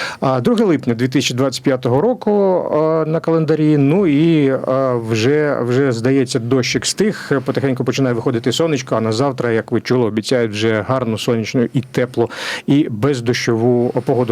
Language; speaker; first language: Ukrainian; native; Ukrainian